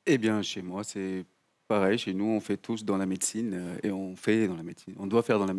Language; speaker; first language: French; native; French